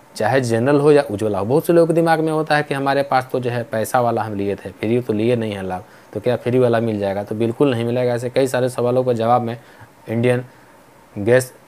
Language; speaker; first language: Hindi; native; Hindi